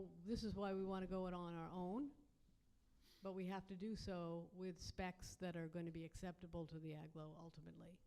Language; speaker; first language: English; native; English